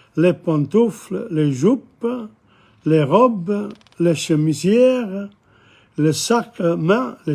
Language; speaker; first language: French; non-native, learner; English